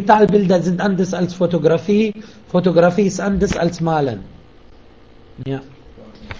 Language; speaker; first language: German; non-native, fluent; Arabic